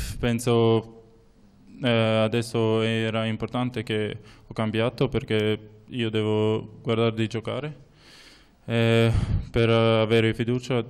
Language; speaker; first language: Italian; non-native, learner; Albanian